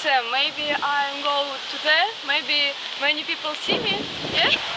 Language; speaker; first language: English; non-native, learner; Russian